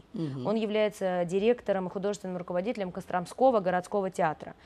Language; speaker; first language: Russian; native; Russian